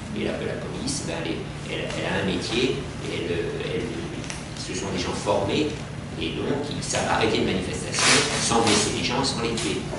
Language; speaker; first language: French; native; French